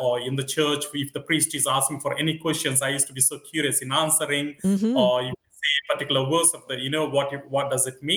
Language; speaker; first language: English; non-native, local second language; Telugu